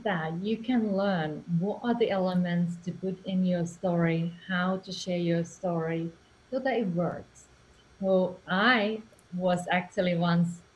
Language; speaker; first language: English; non-native, fluent; Finnish